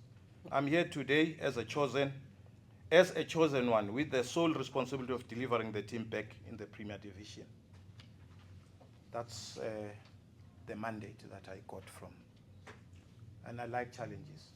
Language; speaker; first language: English; non-native, local second language; Zulu